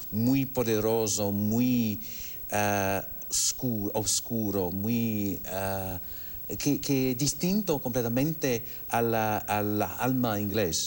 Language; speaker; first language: Spanish; non-native, fluent; English